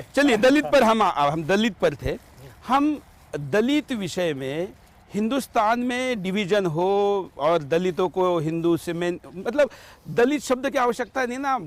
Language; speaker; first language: Hindi; non-native, local second language; Marathi